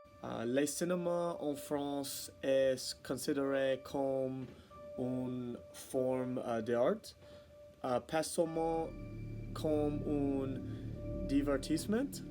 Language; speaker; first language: French; non-native, learner; English